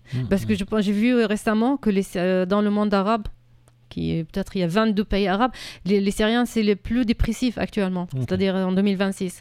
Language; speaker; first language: French; non-native, fluent; Arabic